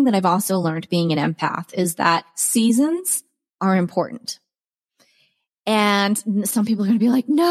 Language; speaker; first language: English; native; English